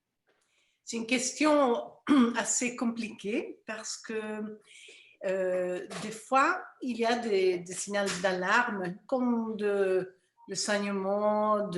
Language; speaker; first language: French; non-native, fluent; Spanish